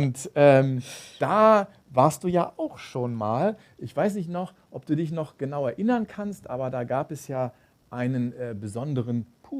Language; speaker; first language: German; native; German